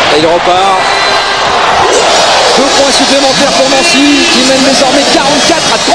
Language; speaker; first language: French; native; French